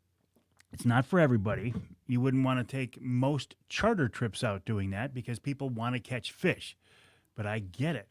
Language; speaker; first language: English; native; English